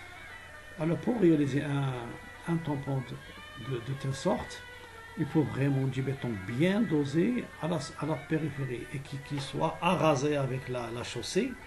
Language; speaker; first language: French; non-native, local second language; Arabic